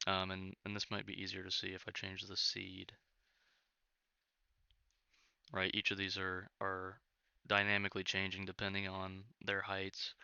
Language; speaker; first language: English; native; English